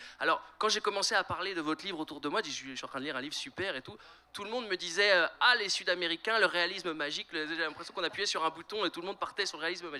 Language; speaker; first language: French; native; French